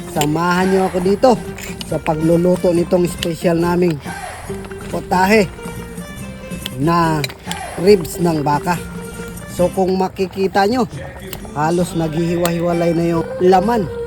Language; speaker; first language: Filipino; non-native, local second language; Masbatenyo